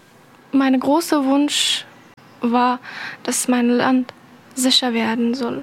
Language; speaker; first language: German; non-native, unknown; Persian